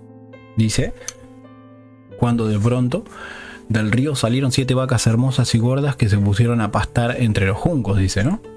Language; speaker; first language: Spanish; native; Spanish